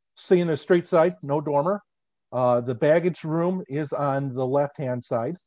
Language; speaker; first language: English; native; English